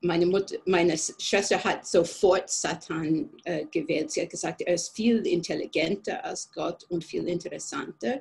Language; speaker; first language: German; non-native, fluent; English